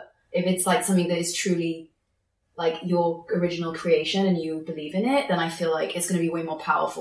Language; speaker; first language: English; native; English